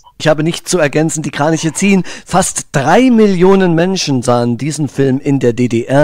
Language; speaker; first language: German; native; German